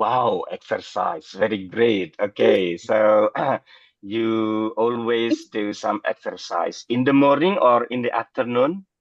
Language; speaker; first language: English; non-native, fluent; Indonesian